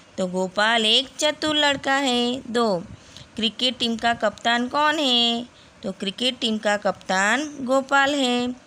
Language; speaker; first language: Hindi; non-native, local second language; Gujarati